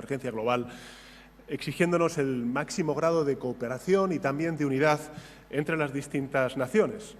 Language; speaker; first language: Spanish; native; Spanish